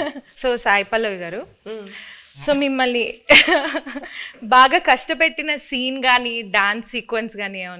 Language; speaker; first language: Telugu; native; Telugu